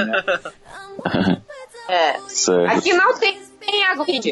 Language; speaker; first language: Portuguese; non-native, learner; Russian